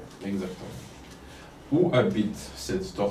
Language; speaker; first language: French; non-native, fluent; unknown